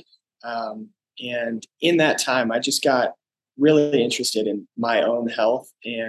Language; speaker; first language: English; native; English